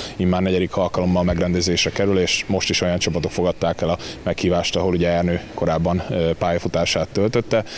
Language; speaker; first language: Hungarian; native; Hungarian